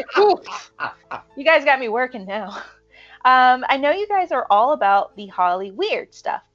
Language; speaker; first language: English; native; English